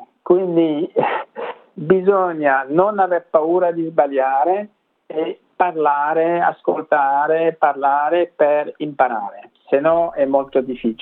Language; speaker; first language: Italian; non-native, fluent; French